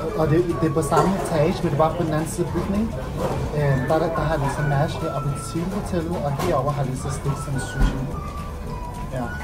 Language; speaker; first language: Danish; early bilingual, other home language; Vietnamese